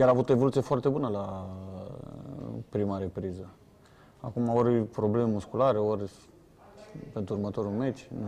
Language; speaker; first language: Romanian; native; Romanian